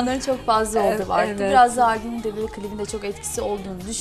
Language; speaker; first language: Turkish; native; Turkish